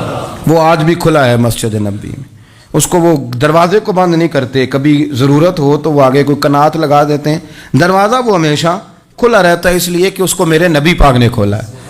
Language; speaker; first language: Urdu; native; Urdu